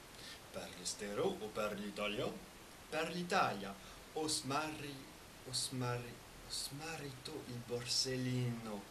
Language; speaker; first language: Italian; non-native, learner; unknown